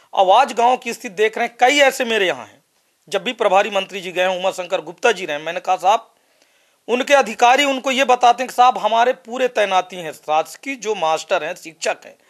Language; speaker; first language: Hindi; native; Hindi